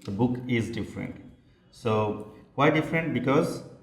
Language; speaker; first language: English; non-native, fluent; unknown